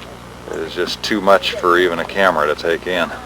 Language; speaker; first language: English; native; English